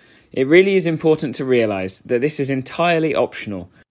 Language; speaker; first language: English; native; English